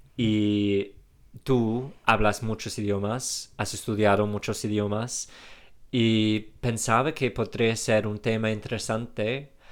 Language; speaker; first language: Spanish; non-native, fluent; English